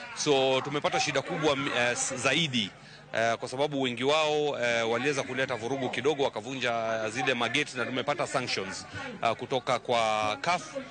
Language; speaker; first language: Swahili; native; Swahili